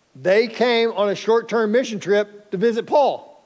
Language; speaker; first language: English; native; English